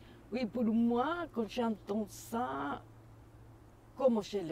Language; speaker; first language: French; non-native, fluent; Spanish